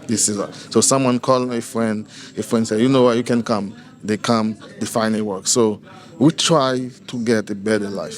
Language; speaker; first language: English; non-native, learner; Haitian Creole